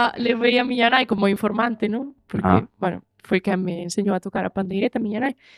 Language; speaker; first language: Galician; native; Galician